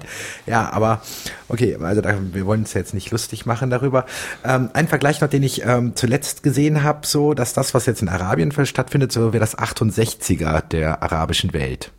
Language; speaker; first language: German; native; German